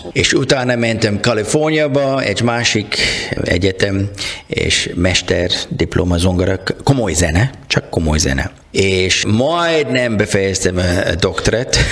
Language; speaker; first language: Hungarian; non-native, learner; English